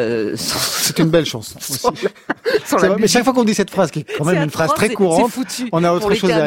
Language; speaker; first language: French; native; French